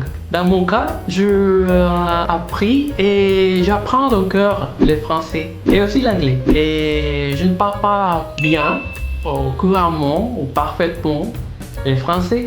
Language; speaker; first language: French; non-native, learner; Spanish